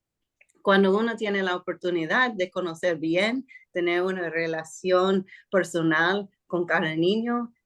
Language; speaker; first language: Spanish; non-native, fluent; English